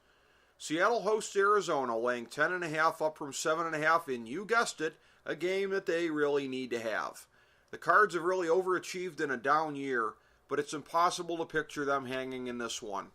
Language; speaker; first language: English; native; English